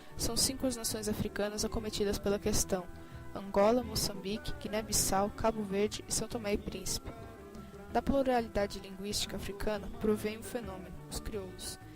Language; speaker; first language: Portuguese; native; Portuguese